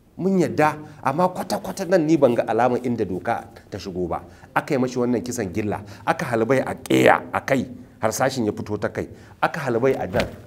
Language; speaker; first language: Hausa; native; Hausa